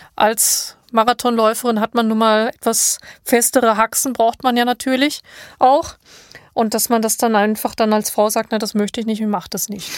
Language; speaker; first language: German; native; German